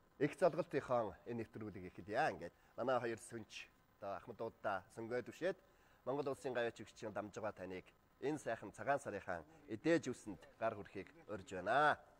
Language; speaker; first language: Mongolian; native; Mongolian